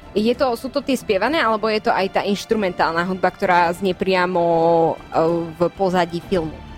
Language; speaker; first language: Slovak; native; Slovak